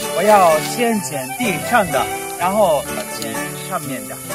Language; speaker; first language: Chinese; non-native, fluent; Japanese